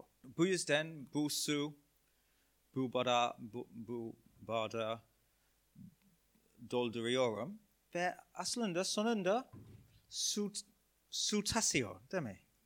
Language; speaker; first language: Turkish; non-native, fluent; English